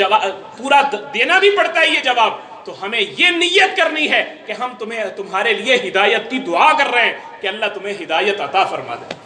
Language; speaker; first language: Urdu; non-native, local second language; Punjabi